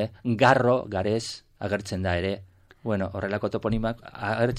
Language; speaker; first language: Basque; non-native, local second language; Spanish